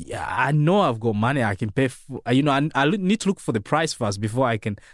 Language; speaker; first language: English; non-native, fluent; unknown